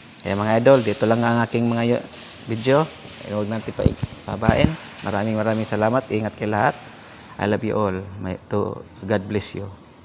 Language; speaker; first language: Filipino; native; Filipino